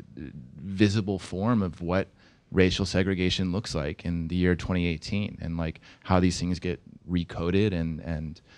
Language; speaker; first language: English; native; English